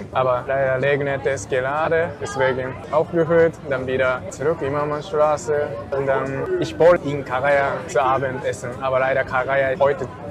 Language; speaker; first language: German; non-native, learner; Japanese